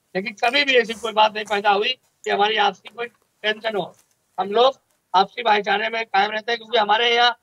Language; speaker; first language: Hindi; native; Hindi